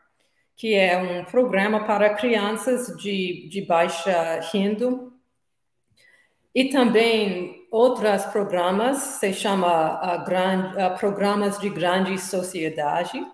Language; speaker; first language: Portuguese; non-native, learner; English